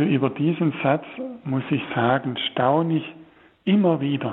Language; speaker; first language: German; native; German